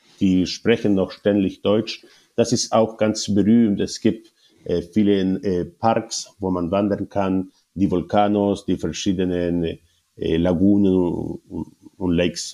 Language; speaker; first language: German; non-native, learner; Spanish